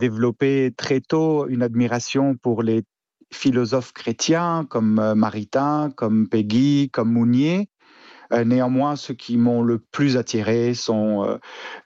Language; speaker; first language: French; non-native, local second language; Arabic